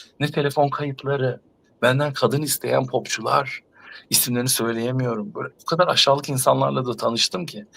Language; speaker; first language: Turkish; native; Turkish